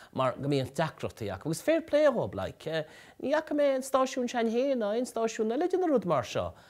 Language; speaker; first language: Irish; native; Irish